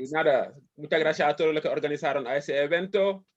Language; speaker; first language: Spanish; non-native, learner; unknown